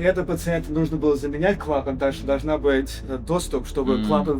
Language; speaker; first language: Russian; early bilingual, heritage; English